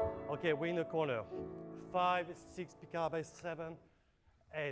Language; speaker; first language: English; non-native, fluent; French